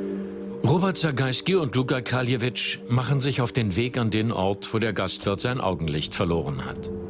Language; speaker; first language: German; native; German